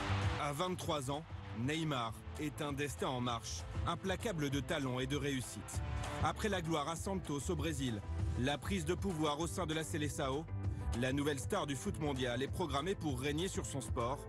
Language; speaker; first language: French; native; French